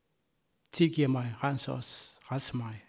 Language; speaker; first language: Danish; non-native, fluent; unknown